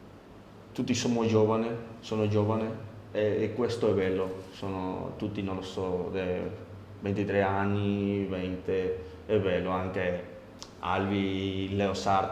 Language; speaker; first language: Italian; non-native, learner; Spanish